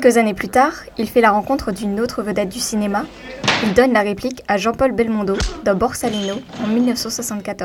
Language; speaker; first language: French; native; French